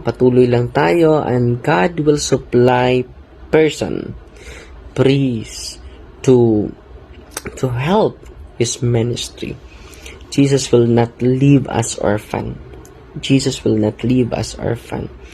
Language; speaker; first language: English; non-native, local second language; Filipino